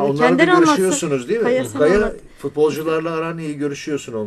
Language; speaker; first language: Turkish; native; Turkish